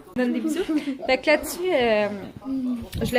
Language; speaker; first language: French; native; French